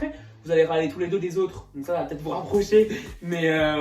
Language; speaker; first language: French; native; French